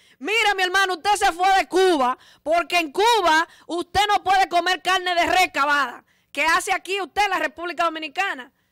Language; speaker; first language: Spanish; native; Spanish